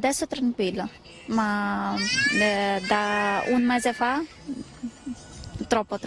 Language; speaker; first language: Italian; non-native, learner; Ukrainian